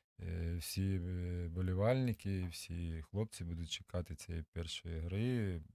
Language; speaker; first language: Ukrainian; non-native, local second language; Russian